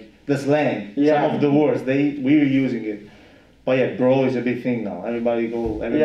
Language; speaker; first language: English; non-native, fluent; Italian